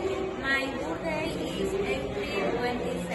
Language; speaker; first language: English; non-native, learner; Spanish